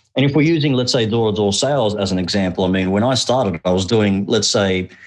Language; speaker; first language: English; early bilingual, other home language; Arabic